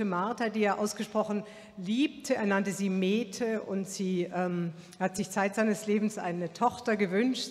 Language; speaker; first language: German; native; German